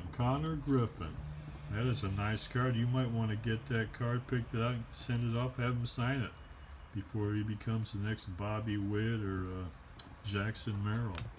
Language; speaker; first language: English; native; English